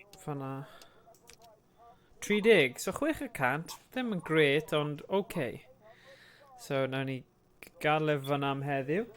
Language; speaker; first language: Welsh; native; Welsh